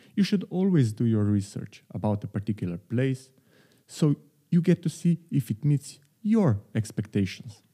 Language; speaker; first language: English; non-native, fluent; Slovenian